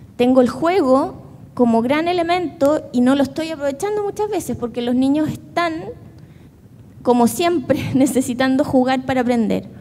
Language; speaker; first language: Spanish; native; Spanish